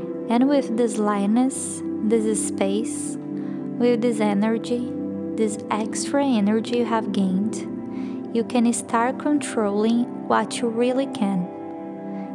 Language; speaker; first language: English; non-native, fluent; Portuguese